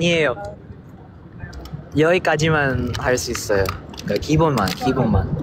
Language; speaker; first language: Korean; non-native, learner; Filipino